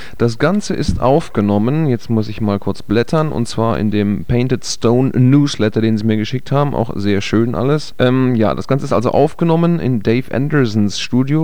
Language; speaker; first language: German; native; German